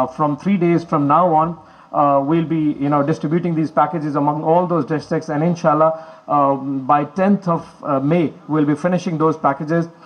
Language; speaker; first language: English; non-native, local second language; Urdu